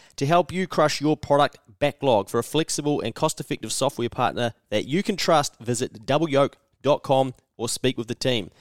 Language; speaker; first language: English; native; English